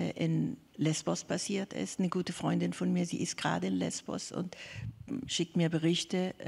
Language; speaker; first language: German; non-native, fluent; Persian